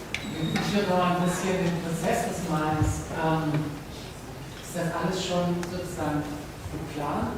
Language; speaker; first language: German; native; German